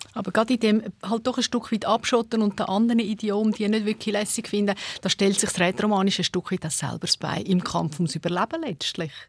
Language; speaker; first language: German; native; German